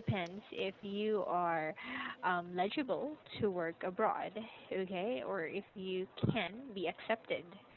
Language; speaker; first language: English; non-native, local second language; Filipino